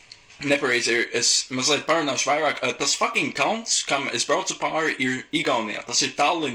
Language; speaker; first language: Latvian; non-native, local second language; English